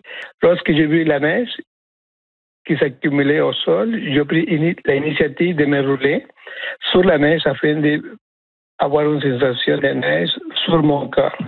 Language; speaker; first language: French; non-native, fluent; Spanish